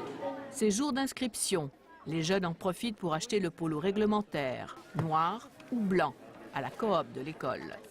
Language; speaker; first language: French; native; French